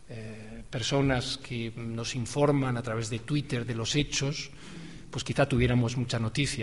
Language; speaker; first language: Spanish; native; Spanish